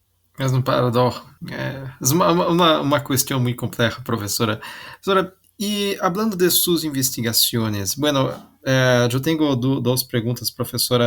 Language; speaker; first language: Portuguese; non-native, learner; Spanish